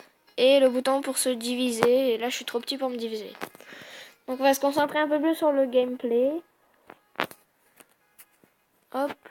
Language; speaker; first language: French; native; French